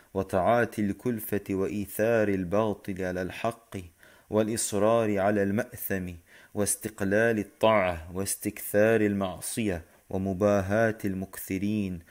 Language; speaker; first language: Arabic; non-native, fluent; Turkish